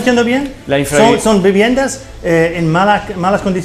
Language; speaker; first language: Spanish; non-native, fluent; English